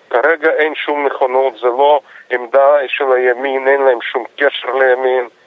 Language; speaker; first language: Hebrew; non-native, fluent; Russian